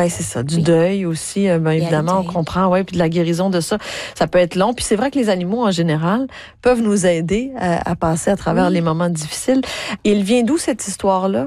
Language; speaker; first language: French; native; French